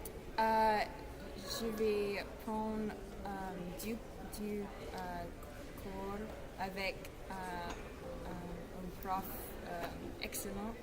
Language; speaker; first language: French; non-native, learner; English